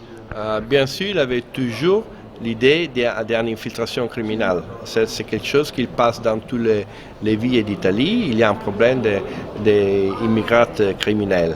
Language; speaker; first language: French; non-native, fluent; Italian